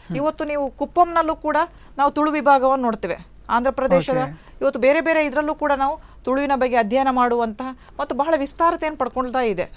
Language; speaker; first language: Kannada; non-native, local second language; Tulu